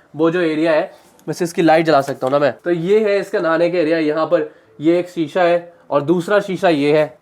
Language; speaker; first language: Hindi; native; Hindi